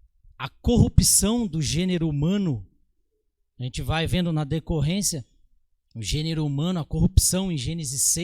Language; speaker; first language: Portuguese; native; Portuguese